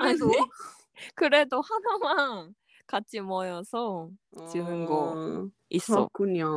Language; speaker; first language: Korean; non-native, fluent; Japanese